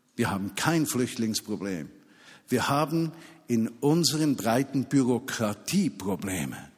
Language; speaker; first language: German; native; German